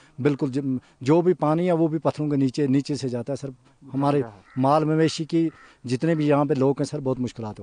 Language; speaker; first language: Urdu; non-native, local second language; Kashmiri